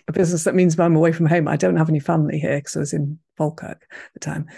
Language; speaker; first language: English; native; English